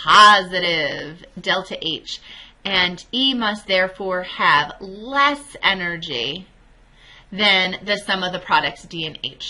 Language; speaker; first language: English; native; English